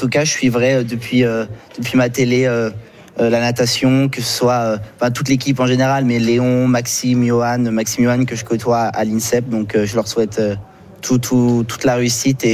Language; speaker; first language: French; native; French